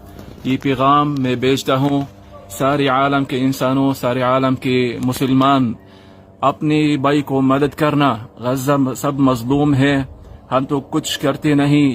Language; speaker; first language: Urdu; non-native, fluent; Arabic